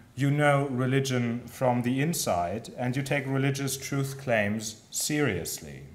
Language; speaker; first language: English; non-native, fluent; German